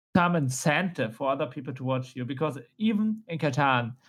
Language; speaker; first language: English; non-native, fluent; German